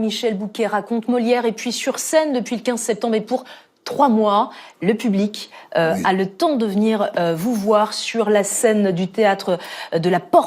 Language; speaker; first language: French; native; French